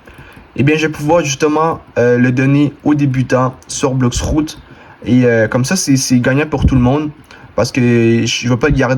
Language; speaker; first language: French; native; French